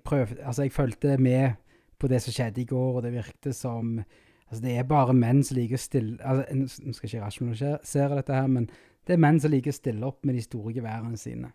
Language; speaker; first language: Norwegian; native; Norwegian